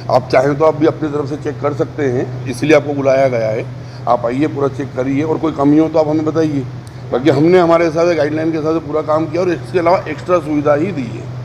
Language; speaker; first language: Hindi; non-native, local second language; Gujarati